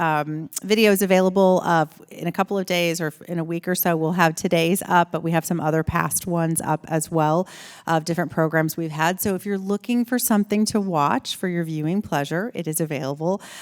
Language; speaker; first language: English; native; English